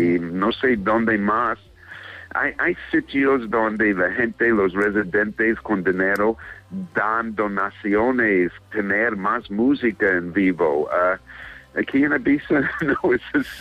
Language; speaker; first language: Spanish; non-native, fluent; English